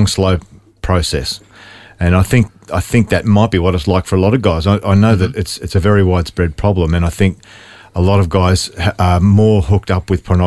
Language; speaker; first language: English; native; English